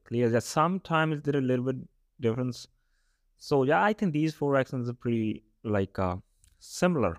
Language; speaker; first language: English; non-native, local second language; Punjabi